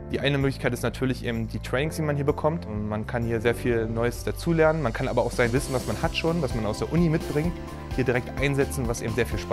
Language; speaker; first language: German; native; German